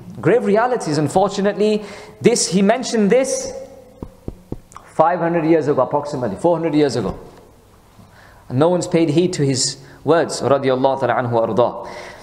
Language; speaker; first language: English; early bilingual, other home language; Hindi